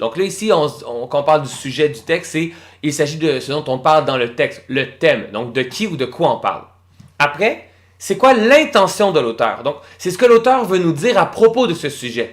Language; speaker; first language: French; native; French